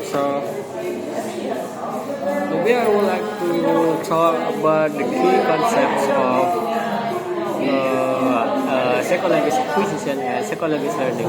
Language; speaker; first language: English; non-native, learner; Indonesian